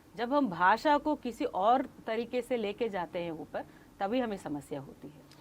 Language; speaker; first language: Hindi; non-native, local second language; Kannada